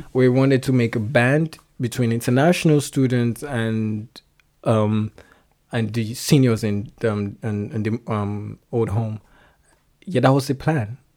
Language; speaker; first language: English; non-native, local second language; Yoruba